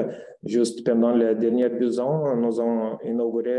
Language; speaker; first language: French; non-native, fluent; Lithuanian